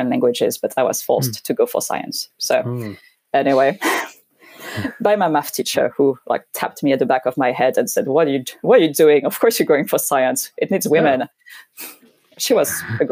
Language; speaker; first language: English; non-native, fluent; French